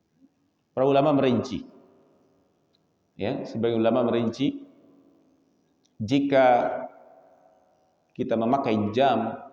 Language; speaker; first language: Indonesian; native; Indonesian